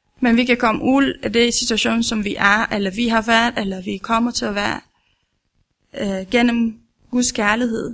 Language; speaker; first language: Danish; non-native, learner; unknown